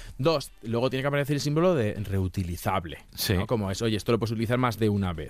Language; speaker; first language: Spanish; native; Spanish